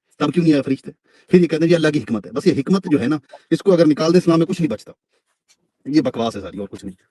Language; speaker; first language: Urdu; native; Urdu